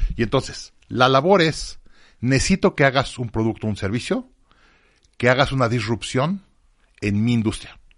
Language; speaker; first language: Spanish; native; Spanish